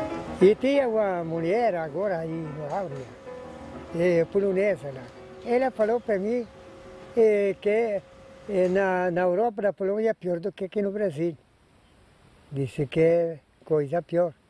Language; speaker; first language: Portuguese; non-native, local second language; Polish